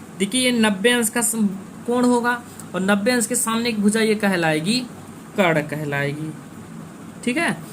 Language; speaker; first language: Hindi; native; Hindi